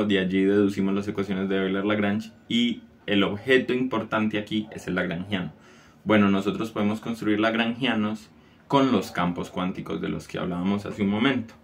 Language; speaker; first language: Spanish; native; Spanish